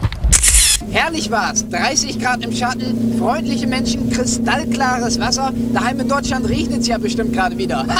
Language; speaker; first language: German; native; German